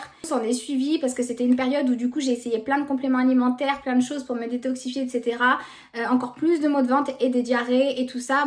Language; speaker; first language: French; native; French